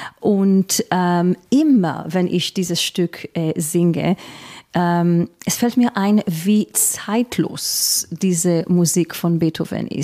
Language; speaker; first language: German; non-native, fluent; Hebrew